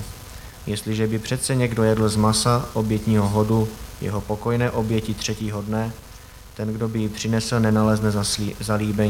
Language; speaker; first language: Czech; native; Czech